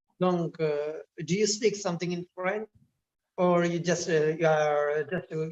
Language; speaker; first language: English; non-native, local second language; Malayalam